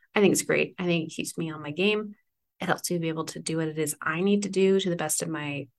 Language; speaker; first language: English; native; English